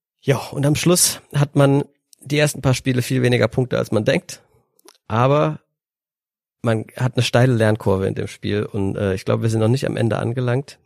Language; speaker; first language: German; native; German